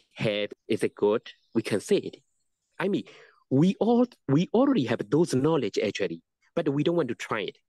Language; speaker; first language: English; non-native, learner; Burmese